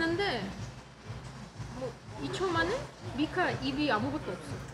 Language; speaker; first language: Korean; non-native, fluent; Russian